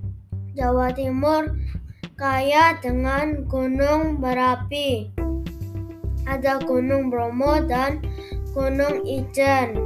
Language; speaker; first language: Indonesian; non-native, learner; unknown